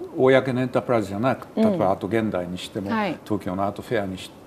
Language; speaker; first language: Japanese; native; Japanese